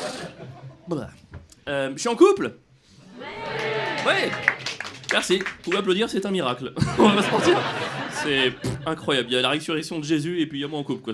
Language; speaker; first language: French; native; French